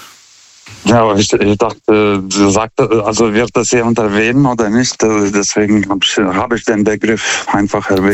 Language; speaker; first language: German; non-native, fluent; Lithuanian